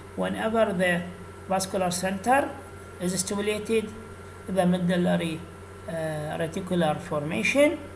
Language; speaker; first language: English; non-native, fluent; Arabic